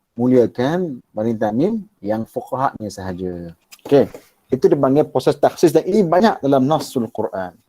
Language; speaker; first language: Malay; native; Malay